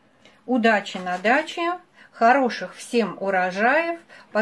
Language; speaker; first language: Russian; native; Russian